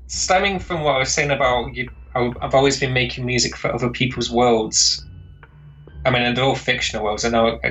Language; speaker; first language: English; native; English